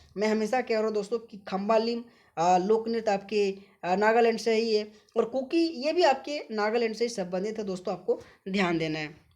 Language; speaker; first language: Hindi; native; Hindi